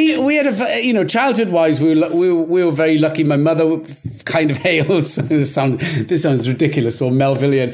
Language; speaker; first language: English; non-native, local second language; Welsh